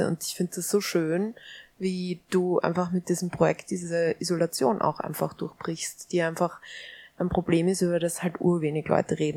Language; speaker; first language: German; native; German